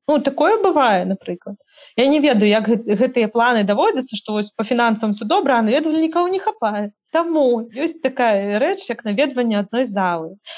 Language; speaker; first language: Belarusian; native; Belarusian